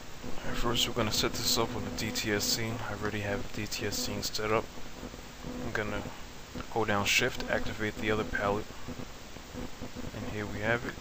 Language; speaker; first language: English; native; English